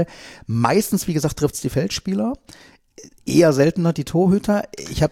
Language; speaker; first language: German; native; German